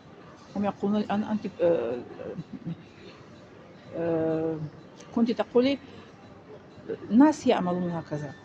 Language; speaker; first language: Arabic; non-native, fluent; Tajik